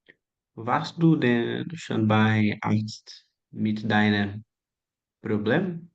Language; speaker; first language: German; non-native, learner; Portuguese